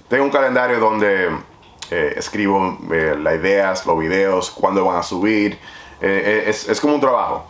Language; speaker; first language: Spanish; native; Spanish